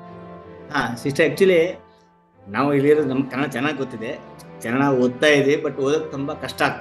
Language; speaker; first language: Kannada; non-native, local second language; Gujarati